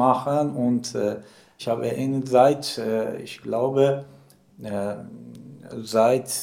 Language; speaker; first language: German; non-native, learner; Persian